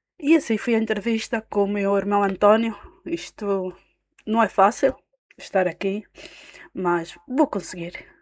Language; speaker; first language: Portuguese; native; Portuguese